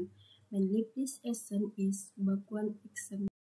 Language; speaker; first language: German; non-native, learner; Indonesian